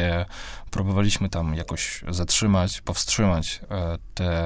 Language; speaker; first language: Polish; non-native, fluent; Russian